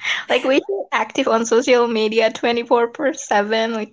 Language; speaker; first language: English; non-native, fluent; Indonesian